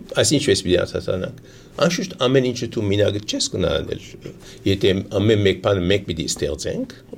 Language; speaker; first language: Armenian; early bilingual, heritage; Armenian